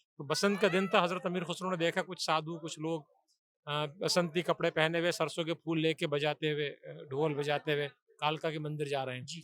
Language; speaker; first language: Hindi; native; Hindi